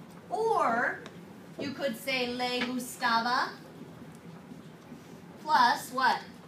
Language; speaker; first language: English; native; English